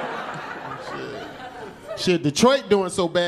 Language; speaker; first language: English; native; English